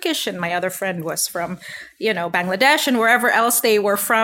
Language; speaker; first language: English; non-native, local second language; Filipino